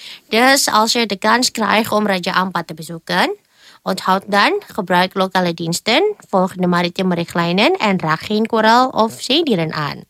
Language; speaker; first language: Dutch; non-native, fluent; Indonesian